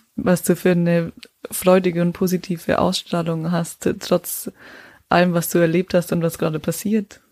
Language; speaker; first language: German; native; German